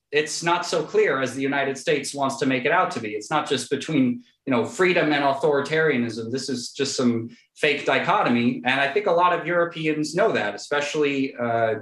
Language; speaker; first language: English; native; English